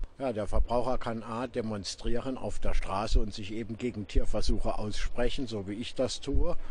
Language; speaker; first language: German; native; German